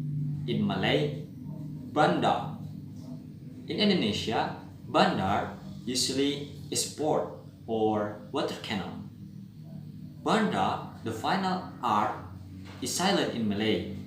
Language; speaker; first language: English; non-native, learner; Indonesian